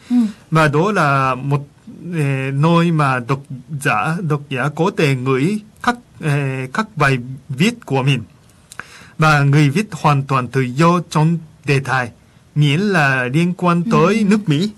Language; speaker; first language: Vietnamese; non-native, fluent; Japanese